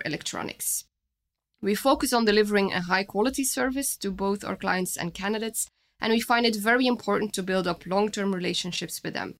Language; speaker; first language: English; non-native, fluent; Dutch